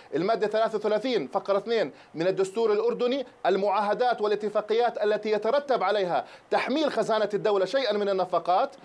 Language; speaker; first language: Arabic; native; Arabic